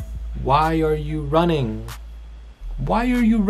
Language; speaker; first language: English; non-native, fluent; Portuguese